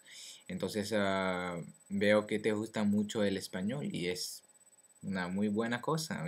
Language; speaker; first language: Spanish; non-native, learner; French